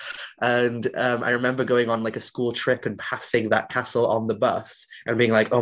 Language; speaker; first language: English; non-native, local second language; Welsh